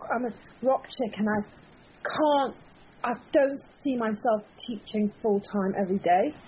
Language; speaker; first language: English; early bilingual, other home language; Persian